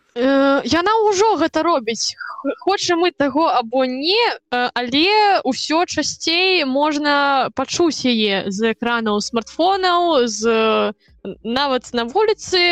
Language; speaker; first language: Belarusian; non-native, local second language; Russian